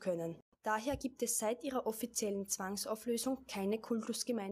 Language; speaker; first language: German; native; German